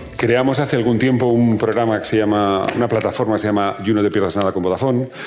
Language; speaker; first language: Spanish; native; Spanish